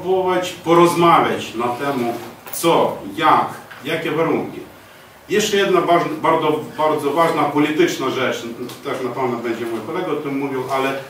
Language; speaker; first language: Polish; non-native, fluent; Ukrainian